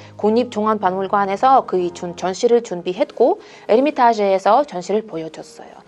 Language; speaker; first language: Korean; non-native, fluent; Russian